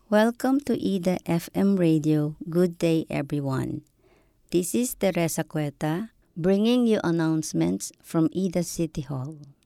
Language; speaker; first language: English; non-native, local second language; Filipino